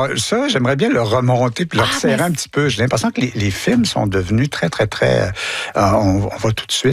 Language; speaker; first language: French; native; French